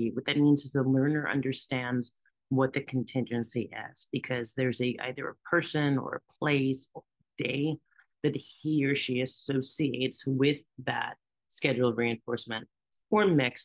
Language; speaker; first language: English; native; English